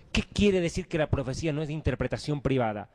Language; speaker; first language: Spanish; native; Spanish